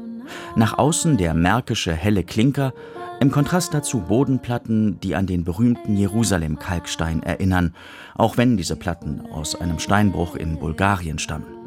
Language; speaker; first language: German; native; German